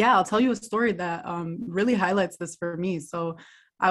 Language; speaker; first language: English; native; English